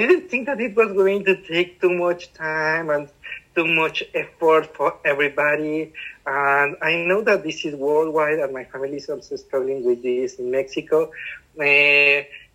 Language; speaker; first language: English; non-native, fluent; Spanish